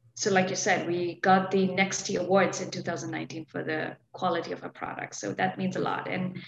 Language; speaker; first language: English; non-native, local second language; Hindi